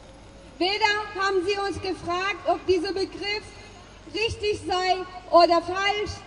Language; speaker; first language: German; non-native, fluent; Persian